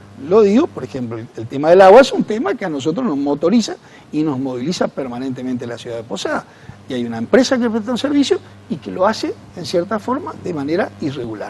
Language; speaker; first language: Spanish; native; Spanish